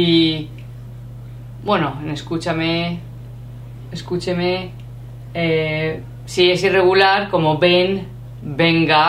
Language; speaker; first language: Spanish; native; Spanish